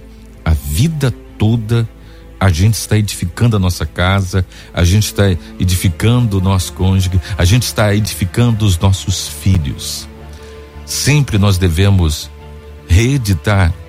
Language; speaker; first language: Portuguese; native; Portuguese